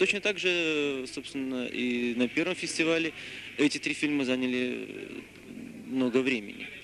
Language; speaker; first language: Russian; native; Russian